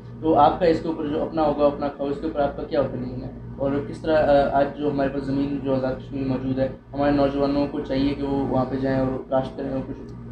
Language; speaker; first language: Urdu; non-native, local second language; Pahari-Potwari